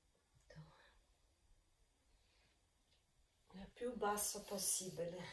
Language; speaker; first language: Italian; non-native, learner; Russian